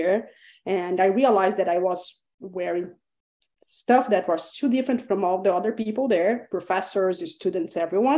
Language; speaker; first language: English; non-native, fluent; Portuguese